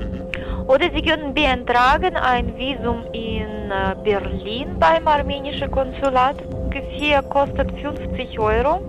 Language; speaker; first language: German; non-native, fluent; Armenian